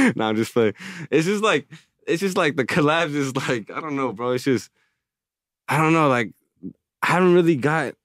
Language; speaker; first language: English; native; English